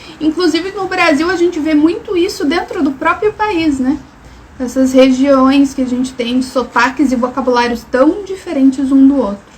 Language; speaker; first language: Portuguese; native; Portuguese